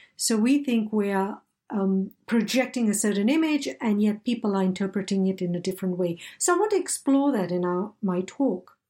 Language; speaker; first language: English; native; English